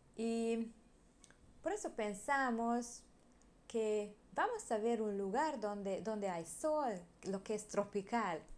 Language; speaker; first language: Spanish; non-native, learner; Hungarian